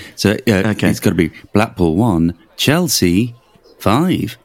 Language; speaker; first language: English; native; English